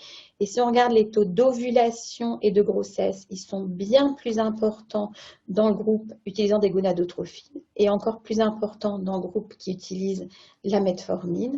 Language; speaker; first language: French; native; French